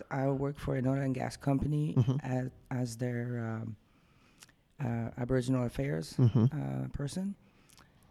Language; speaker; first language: English; non-native, fluent; French